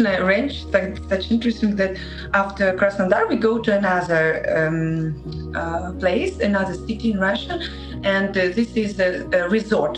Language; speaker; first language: English; non-native, learner; Russian